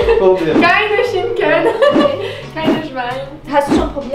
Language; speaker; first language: German; non-native, learner; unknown